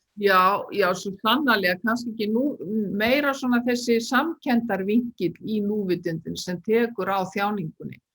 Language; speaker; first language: Icelandic; native; Icelandic